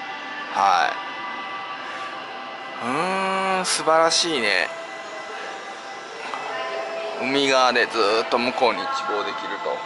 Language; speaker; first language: Japanese; native; Japanese